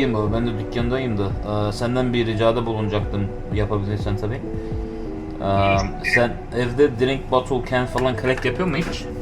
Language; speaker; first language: Turkish; early bilingual, heritage; Turkish